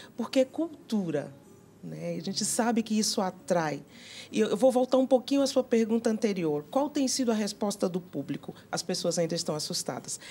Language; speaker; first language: Portuguese; native; Portuguese